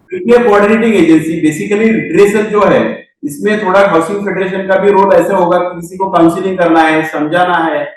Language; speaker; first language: Hindi; non-native, local second language; Marathi